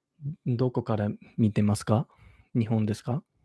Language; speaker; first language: Japanese; non-native, learner; English